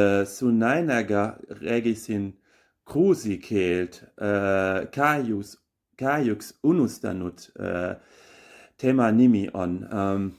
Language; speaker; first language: Estonian; non-native, learner; German